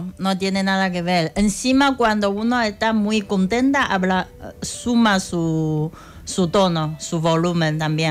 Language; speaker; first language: Spanish; non-native, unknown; Chinese